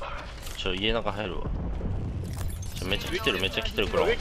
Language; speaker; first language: Japanese; native; Japanese